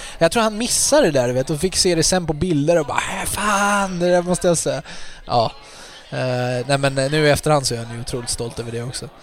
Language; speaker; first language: Swedish; native; Swedish